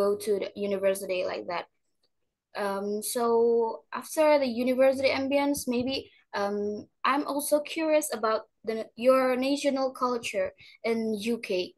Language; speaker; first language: English; non-native, learner; Indonesian